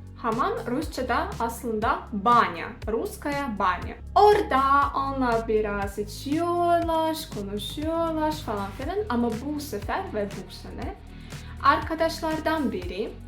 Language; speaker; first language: Turkish; non-native, fluent; Russian